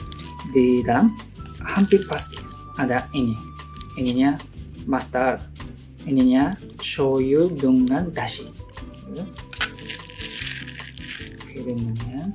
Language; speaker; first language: Indonesian; non-native, learner; Japanese